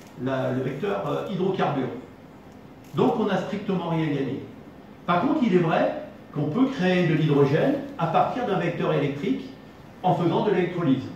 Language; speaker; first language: French; native; French